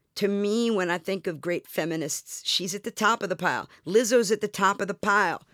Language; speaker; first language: English; native; English